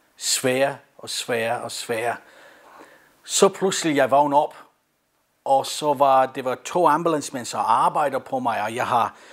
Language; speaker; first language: Danish; non-native, fluent; English